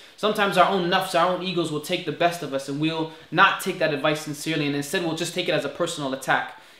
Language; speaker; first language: English; native; English